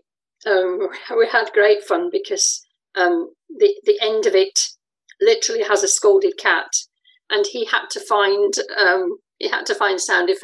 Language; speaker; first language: English; native; English